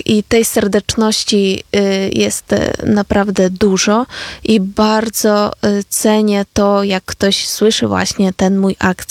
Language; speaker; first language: Polish; non-native, fluent; Ukrainian